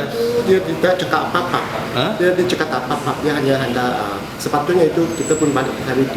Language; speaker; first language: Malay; non-native, local second language; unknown